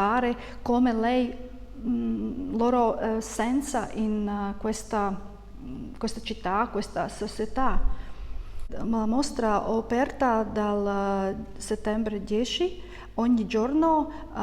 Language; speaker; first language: Italian; non-native, learner; Latvian